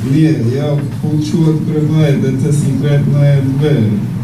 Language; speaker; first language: Russian; non-native, learner; English